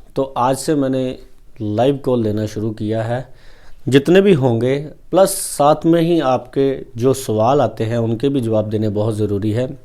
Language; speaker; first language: Hindi; non-native, local second language; Punjabi